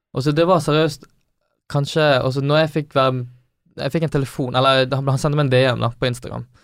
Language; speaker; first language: Norwegian; native; Norwegian